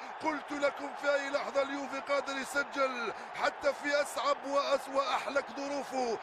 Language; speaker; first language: Arabic; native; Arabic